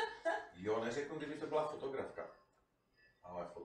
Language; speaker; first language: Czech; native; Czech